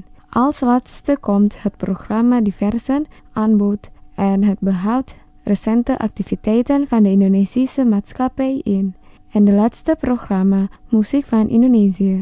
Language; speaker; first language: Dutch; non-native, fluent; Indonesian